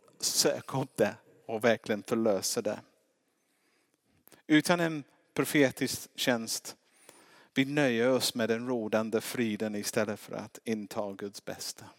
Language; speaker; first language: Swedish; non-native, fluent; English